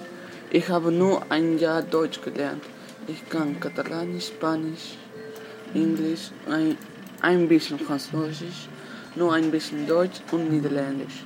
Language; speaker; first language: German; non-native, learner; Dutch